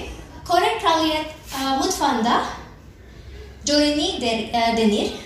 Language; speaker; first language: Turkish; non-native, learner; Indonesian